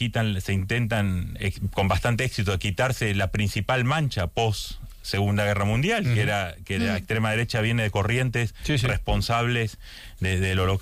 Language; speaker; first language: Spanish; native; Spanish